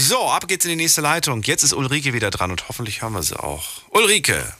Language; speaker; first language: German; native; German